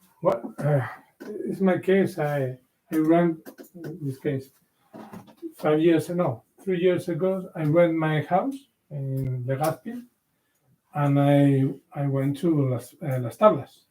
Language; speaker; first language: English; non-native, learner; Spanish